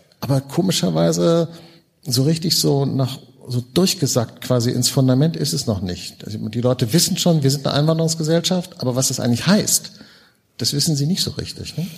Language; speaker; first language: German; native; German